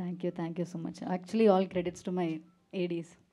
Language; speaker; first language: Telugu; non-native, fluent; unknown